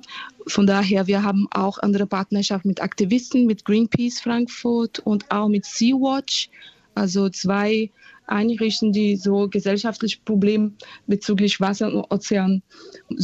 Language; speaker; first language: German; non-native, fluent; Portuguese